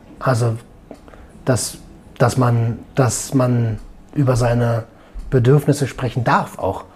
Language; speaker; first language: German; native; German